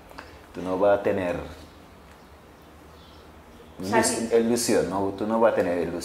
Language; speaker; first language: Spanish; non-native, learner; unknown